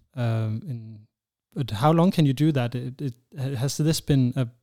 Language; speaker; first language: English; non-native, fluent; Danish